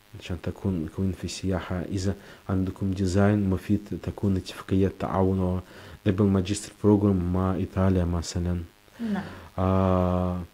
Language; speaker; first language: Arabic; non-native, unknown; Russian